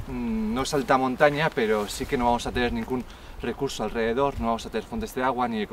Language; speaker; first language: Spanish; native; Spanish